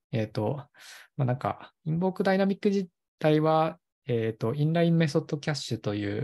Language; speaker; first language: Japanese; native; Japanese